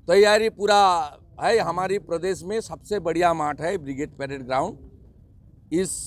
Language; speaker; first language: Hindi; non-native, local second language; Bangla